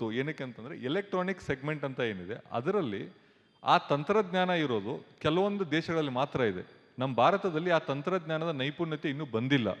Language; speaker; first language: Kannada; native; Kannada